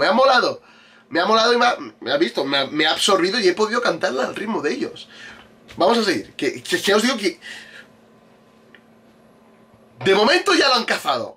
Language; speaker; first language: Spanish; native; Spanish